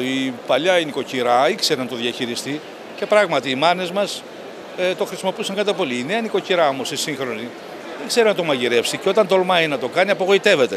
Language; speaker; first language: Greek; native; Greek